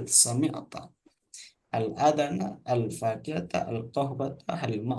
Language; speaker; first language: Arabic; non-native, fluent; Indonesian